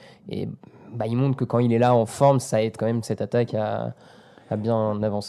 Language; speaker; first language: French; native; French